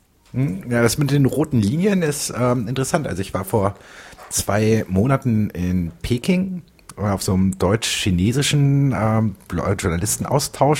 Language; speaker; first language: German; native; German